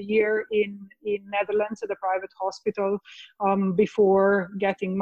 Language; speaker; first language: English; non-native, fluent; Slovenian